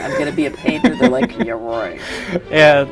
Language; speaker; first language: English; native; English